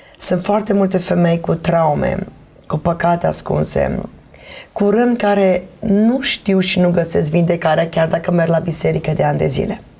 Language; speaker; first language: Romanian; native; Romanian